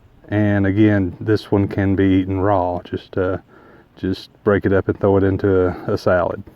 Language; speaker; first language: English; native; English